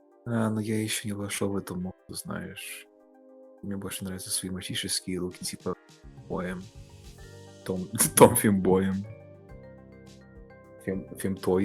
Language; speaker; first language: Russian; early bilingual, heritage; Russian